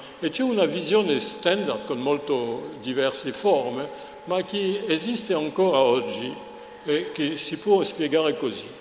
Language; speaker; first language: Italian; non-native, fluent; French